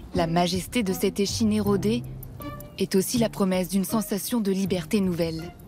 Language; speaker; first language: French; native; French